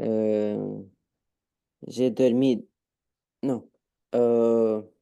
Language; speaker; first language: French; non-native, learner; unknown